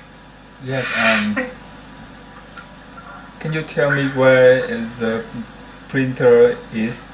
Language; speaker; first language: English; non-native, learner; Vietnamese